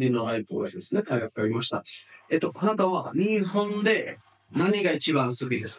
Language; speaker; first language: Japanese; non-native, fluent; Bangla